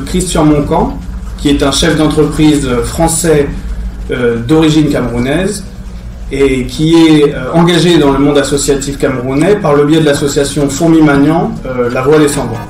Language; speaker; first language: French; native; French